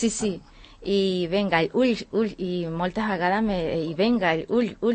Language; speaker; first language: Catalan; non-native, learner; Spanish